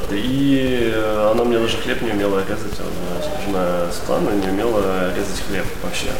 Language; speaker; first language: Russian; native; Russian